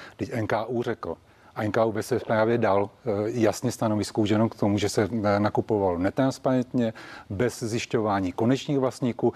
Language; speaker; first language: Czech; native; Czech